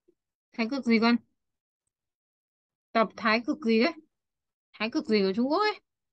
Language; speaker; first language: Chinese; non-native, fluent; Vietnamese